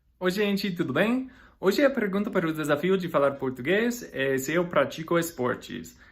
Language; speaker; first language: Portuguese; non-native, fluent; English